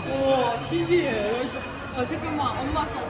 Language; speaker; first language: Korean; non-native, learner; Russian